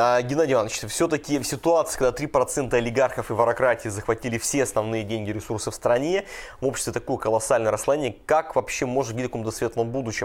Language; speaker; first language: Russian; native; Russian